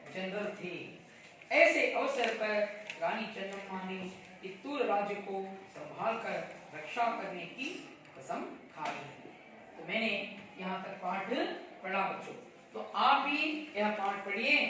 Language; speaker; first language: Hindi; non-native, local second language; Kannada